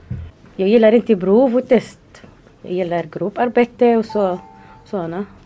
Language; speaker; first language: Swedish; non-native, learner; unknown